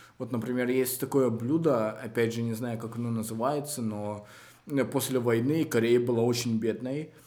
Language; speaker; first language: Russian; native; Russian